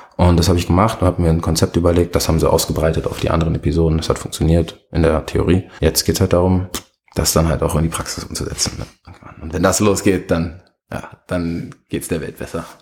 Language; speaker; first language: German; early bilingual, other home language; Arabic